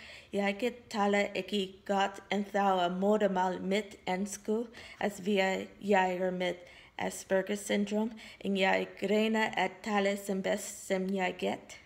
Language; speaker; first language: Icelandic; non-native, learner; English